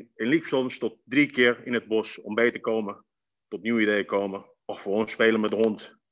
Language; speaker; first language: Dutch; non-native, fluent; Spanish